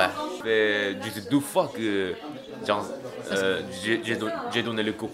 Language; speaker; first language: French; non-native, learner; Korean